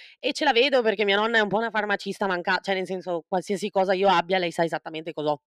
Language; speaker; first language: Italian; native; Italian